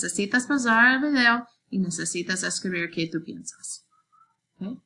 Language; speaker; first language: Spanish; non-native, learner; English